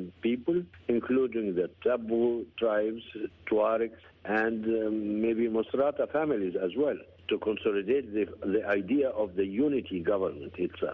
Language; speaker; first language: English; non-native, fluent; Arabic